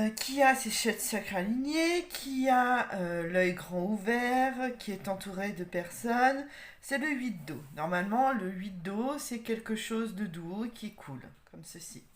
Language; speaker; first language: French; native; French